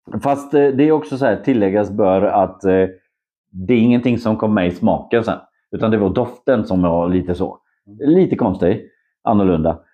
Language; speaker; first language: Swedish; non-native, fluent; Polish